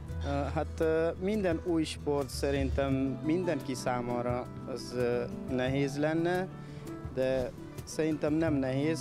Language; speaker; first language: Hungarian; non-native, fluent; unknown